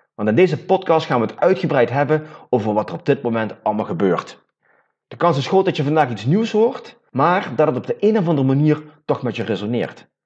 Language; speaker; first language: Dutch; native; Dutch